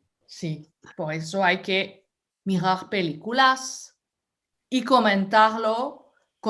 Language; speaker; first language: Spanish; non-native, fluent; French